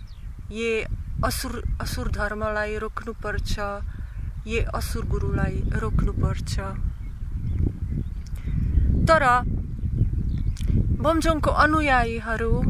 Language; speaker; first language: Nepali; non-native, learner; Slovak